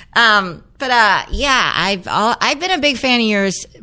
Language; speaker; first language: English; native; English